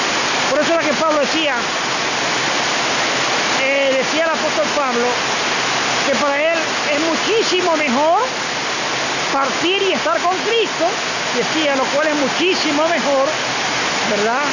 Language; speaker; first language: Spanish; native; Spanish